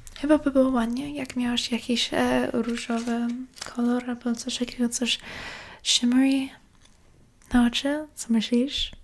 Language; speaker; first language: Polish; early bilingual, heritage; Polish